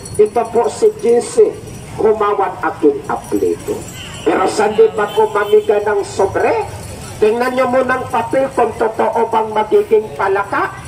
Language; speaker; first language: Filipino; non-native, local second language; Cebuano